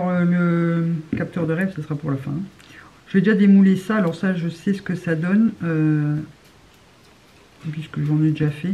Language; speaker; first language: French; native; French